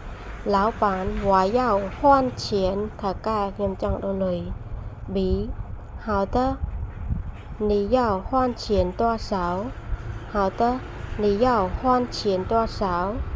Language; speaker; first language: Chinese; non-native, fluent; Khmer